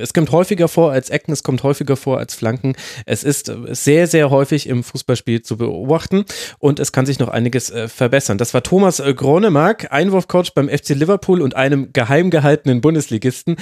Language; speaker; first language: German; native; German